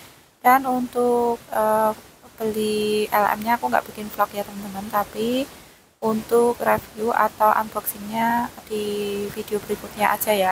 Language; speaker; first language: Indonesian; native; Indonesian